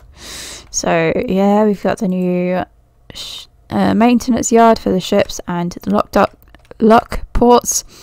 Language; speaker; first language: English; native; English